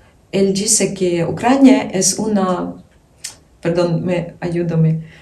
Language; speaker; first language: Spanish; non-native, fluent; Ukrainian